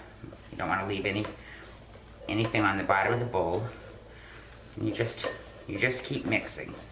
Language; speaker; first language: English; native; English